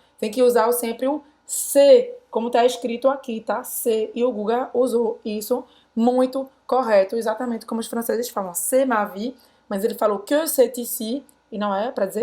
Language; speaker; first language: Portuguese; native; Portuguese